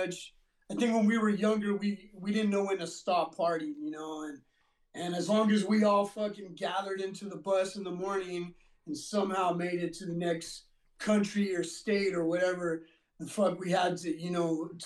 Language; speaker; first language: English; native; English